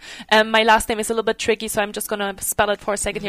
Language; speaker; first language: English; non-native, fluent; German